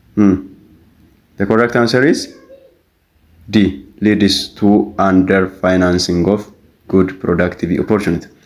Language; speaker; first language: English; non-native, local second language; Amharic